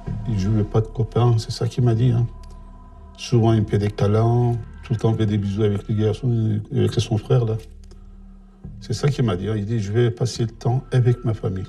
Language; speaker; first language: French; non-native, learner; Turkish